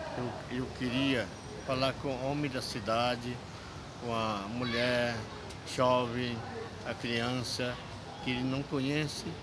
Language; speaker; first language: Portuguese; non-native, local second language; Yanomámi